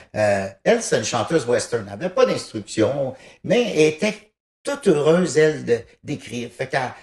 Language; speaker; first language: French; native; French